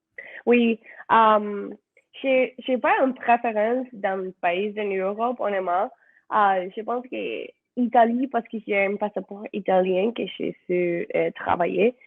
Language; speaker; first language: French; non-native, learner; Spanish